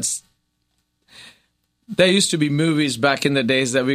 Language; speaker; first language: English; non-native, local second language; Gujarati